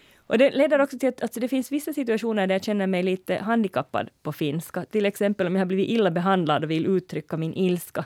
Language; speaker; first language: Swedish; native; Swedish